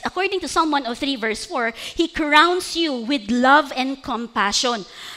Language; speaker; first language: English; non-native, local second language; Filipino